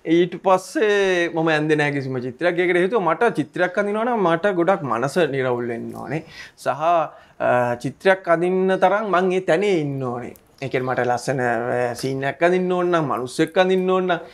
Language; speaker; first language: Sinhala; native; Sinhala